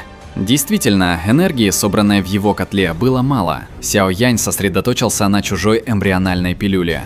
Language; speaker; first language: Russian; native; Russian